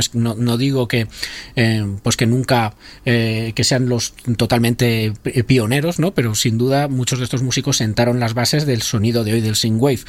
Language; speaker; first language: Spanish; native; Spanish